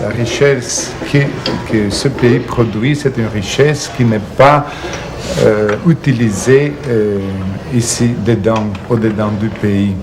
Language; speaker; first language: French; non-native, fluent; Portuguese